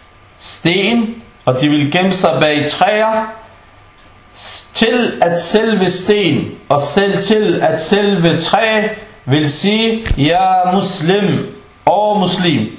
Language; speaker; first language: Danish; early bilingual, other home language; Arabic